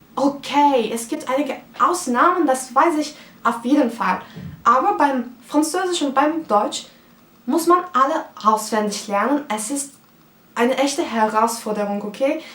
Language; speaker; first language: German; non-native, fluent; Turkish